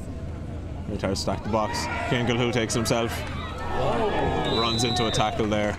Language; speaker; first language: English; native; English